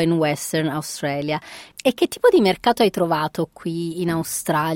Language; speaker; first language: Italian; native; Italian